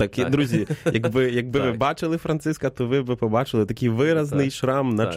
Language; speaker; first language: Ukrainian; native; Ukrainian